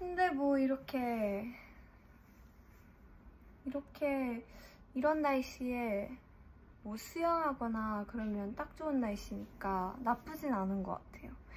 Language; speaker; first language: Korean; early bilingual, heritage; English